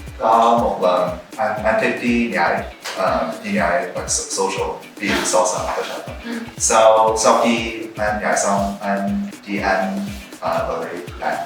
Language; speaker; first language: Vietnamese; non-native, learner; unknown